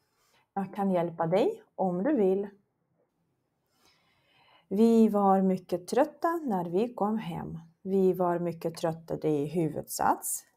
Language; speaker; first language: Swedish; non-native, fluent; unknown